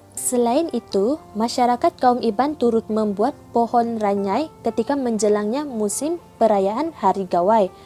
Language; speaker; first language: Malay; non-native, local second language; Iban